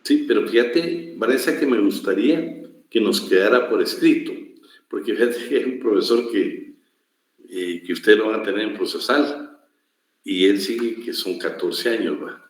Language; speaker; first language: Spanish; native; Spanish